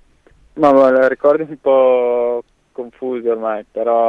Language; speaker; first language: Italian; native; Italian